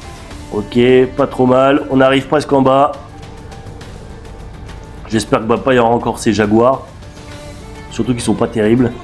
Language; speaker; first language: French; native; French